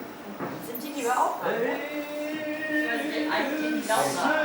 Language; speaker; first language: German; native; German